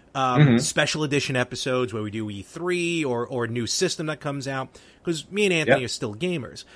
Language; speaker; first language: English; native; English